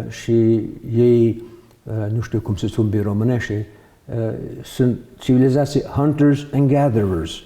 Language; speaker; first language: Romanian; early bilingual, heritage; English